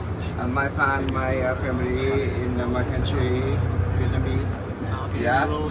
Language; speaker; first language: English; non-native, learner; Vietnamese